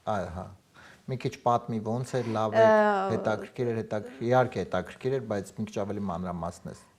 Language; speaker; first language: Armenian; native; Armenian